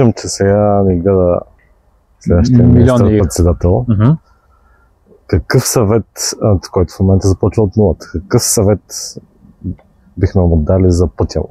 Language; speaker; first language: Bulgarian; native; Bulgarian